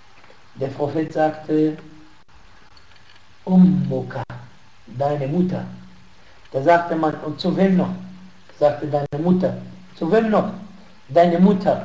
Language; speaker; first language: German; non-native, fluent; Arabic